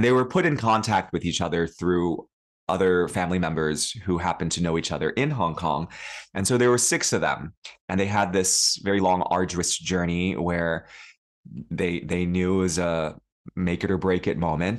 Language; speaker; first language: English; early bilingual, other home language; Cantonese